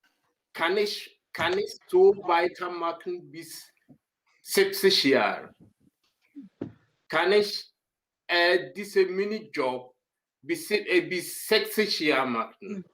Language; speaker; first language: German; non-native, learner; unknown